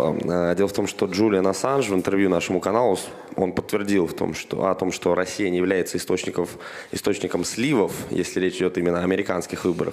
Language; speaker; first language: Russian; native; Russian